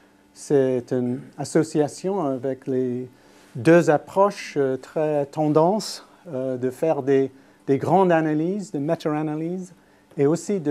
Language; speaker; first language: French; non-native, fluent; English